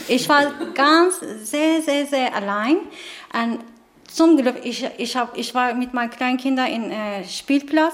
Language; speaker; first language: German; non-native, learner; Turkish